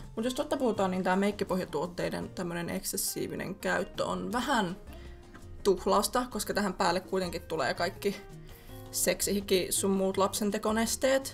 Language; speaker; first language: Finnish; native; Finnish